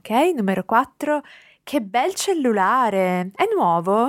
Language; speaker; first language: Italian; native; Italian